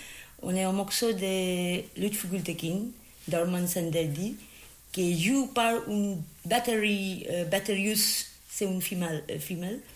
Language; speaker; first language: French; non-native, learner; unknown